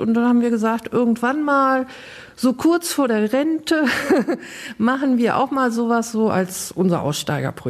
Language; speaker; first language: German; native; German